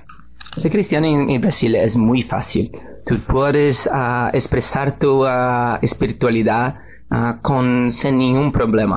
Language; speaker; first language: Spanish; non-native, learner; Portuguese